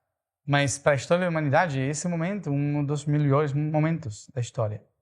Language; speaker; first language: Portuguese; non-native, fluent; Spanish